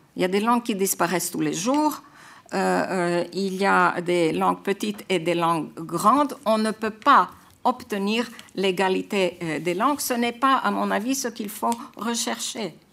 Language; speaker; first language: French; non-native, fluent; Croatian